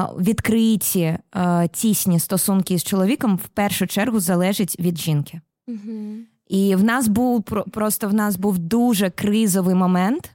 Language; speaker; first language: Ukrainian; non-native, local second language; Russian